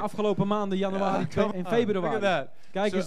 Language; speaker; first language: Dutch; native; Dutch